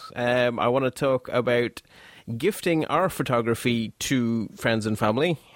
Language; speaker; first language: English; non-native, fluent; Dutch